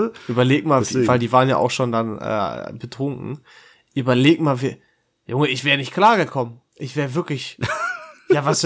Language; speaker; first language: German; native; German